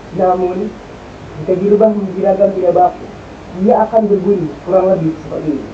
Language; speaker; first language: Indonesian; native; Indonesian